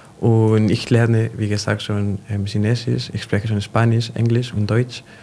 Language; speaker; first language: German; non-native, fluent; Spanish